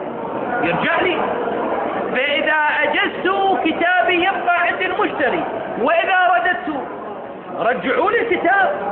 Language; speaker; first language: Arabic; native; Arabic